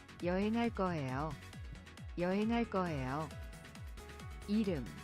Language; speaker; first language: Korean; non-native, learner; English